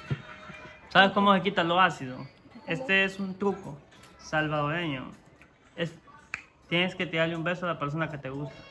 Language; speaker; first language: Spanish; native; Spanish